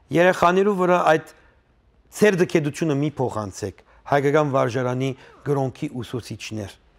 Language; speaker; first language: Armenian; native; Armenian